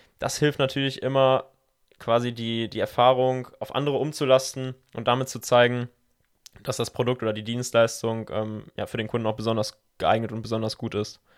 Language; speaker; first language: German; native; German